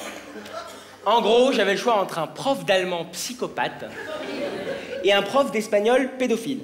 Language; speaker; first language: French; native; French